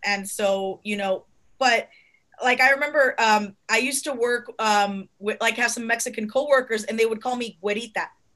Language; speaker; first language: English; early bilingual, other home language; Spanish